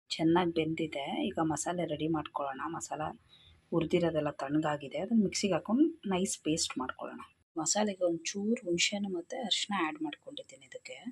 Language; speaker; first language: Kannada; native; Kannada